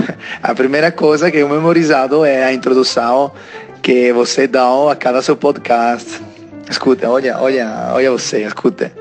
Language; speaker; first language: Portuguese; non-native, learner; Italian